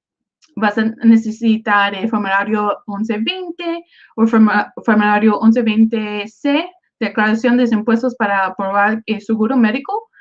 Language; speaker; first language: Spanish; early bilingual, other home language; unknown